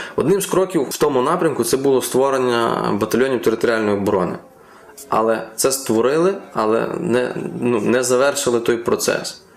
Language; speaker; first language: Ukrainian; native; Ukrainian